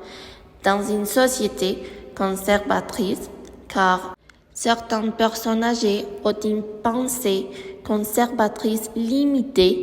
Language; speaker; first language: French; non-native, learner; Spanish